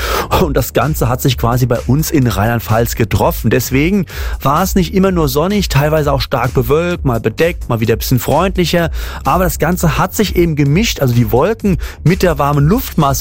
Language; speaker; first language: German; native; German